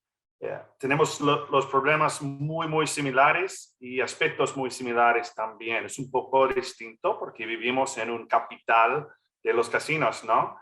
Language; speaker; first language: Spanish; non-native, fluent; English